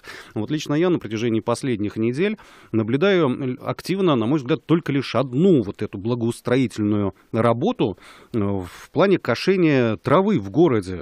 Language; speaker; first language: Russian; native; Russian